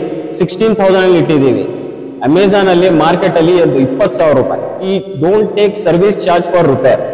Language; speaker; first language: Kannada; non-native, local second language; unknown